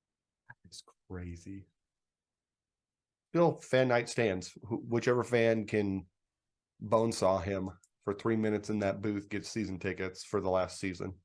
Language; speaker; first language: English; native; English